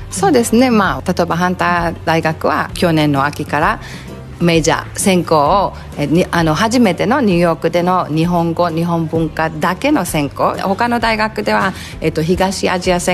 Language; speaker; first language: Japanese; non-native, fluent; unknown